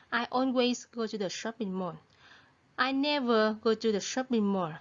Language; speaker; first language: English; non-native, fluent; Vietnamese